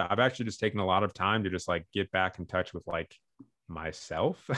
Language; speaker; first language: English; native; English